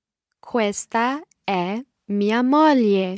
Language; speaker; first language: Italian; non-native, learner; English